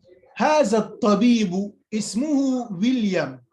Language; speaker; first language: Arabic; non-native, fluent; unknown